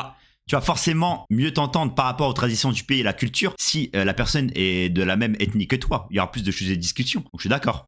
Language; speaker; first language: French; native; French